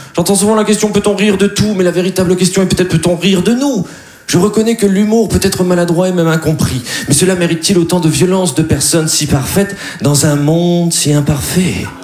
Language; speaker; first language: French; native; French